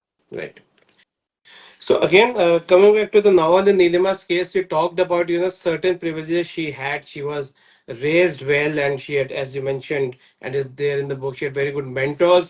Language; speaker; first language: English; non-native, local second language; Hindi